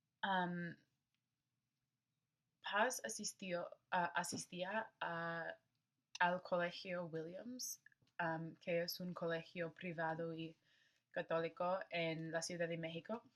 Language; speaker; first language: Spanish; non-native, learner; English